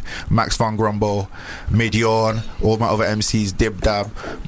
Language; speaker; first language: English; native; English